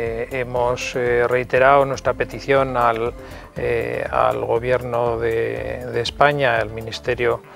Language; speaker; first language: Spanish; native; Spanish